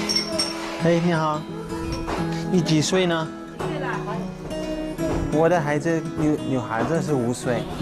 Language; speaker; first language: Chinese; non-native, learner; English